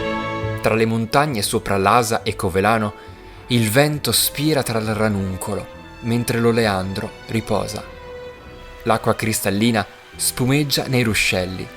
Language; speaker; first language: Italian; native; Italian